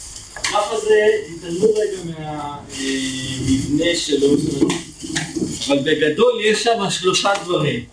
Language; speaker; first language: Hebrew; native; Hebrew